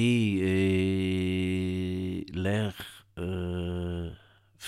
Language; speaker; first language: French; non-native, learner; Dutch